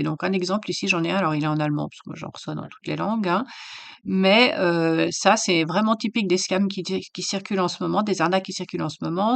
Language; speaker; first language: French; native; French